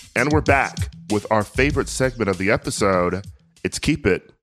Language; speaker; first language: English; native; English